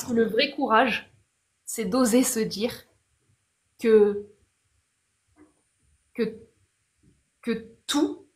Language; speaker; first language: French; native; French